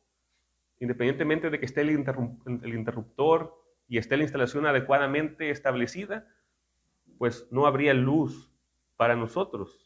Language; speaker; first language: Spanish; native; Spanish